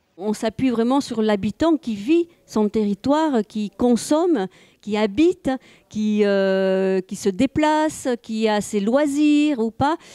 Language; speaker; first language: French; native; French